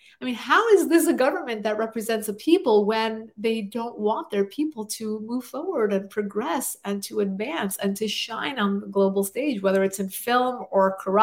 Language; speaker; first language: English; native; English